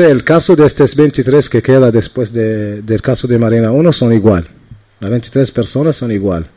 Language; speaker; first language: Spanish; non-native, learner; Arabic